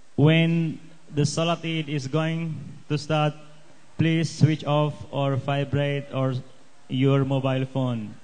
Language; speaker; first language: English; non-native, learner; Indonesian